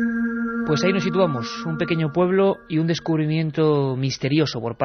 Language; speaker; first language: Spanish; native; Spanish